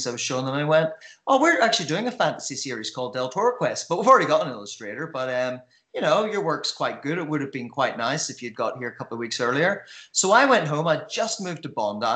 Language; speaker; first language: English; native; English